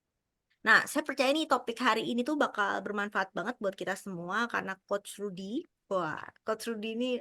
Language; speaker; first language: Indonesian; native; Indonesian